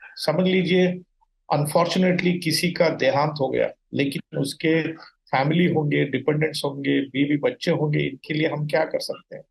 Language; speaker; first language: Hindi; non-native, local second language; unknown